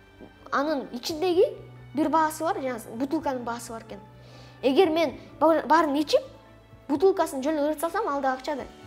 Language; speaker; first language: Kyrgyz; non-native, local second language; Russian